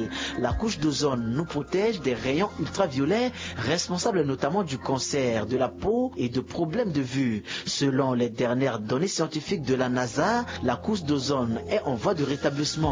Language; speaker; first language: French; non-native, local second language; Sango